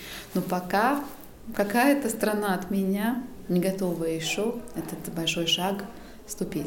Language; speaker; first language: Russian; non-native, local second language; Latvian